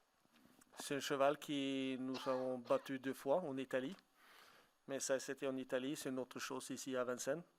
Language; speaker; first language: French; non-native, fluent; Swedish